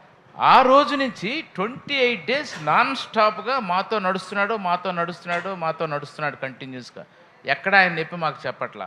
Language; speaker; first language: Telugu; native; Telugu